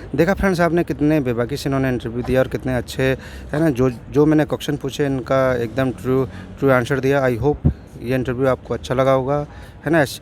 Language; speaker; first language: Hindi; native; Hindi